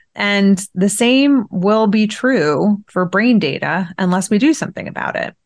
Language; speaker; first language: English; early bilingual, other home language; Persian